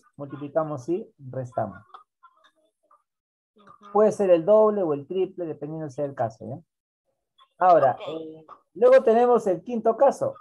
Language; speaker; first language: Spanish; native; Spanish